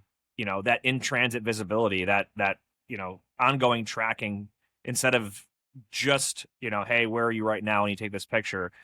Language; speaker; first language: English; native; English